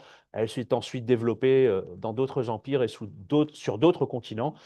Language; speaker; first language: French; native; French